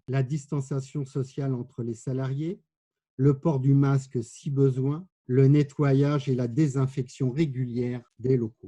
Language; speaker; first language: French; native; French